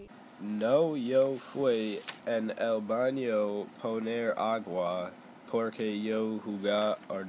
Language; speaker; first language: Spanish; non-native, learner; English